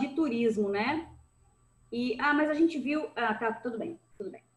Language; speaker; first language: Portuguese; native; Portuguese